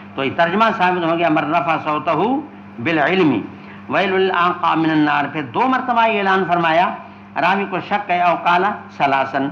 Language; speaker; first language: Urdu; non-native, local second language; Sindhi